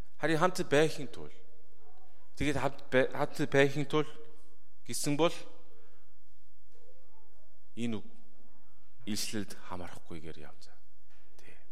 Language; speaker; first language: Mongolian; non-native, fluent; Korean